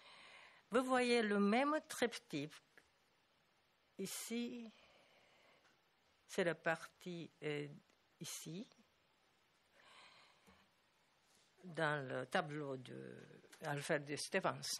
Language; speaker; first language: French; non-native, fluent; Japanese